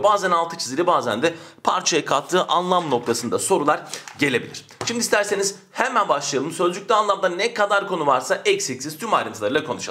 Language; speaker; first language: Turkish; native; Turkish